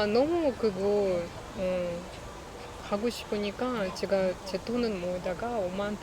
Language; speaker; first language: Korean; non-native, learner; Russian